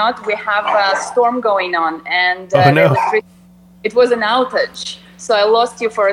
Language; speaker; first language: English; non-native, fluent; Russian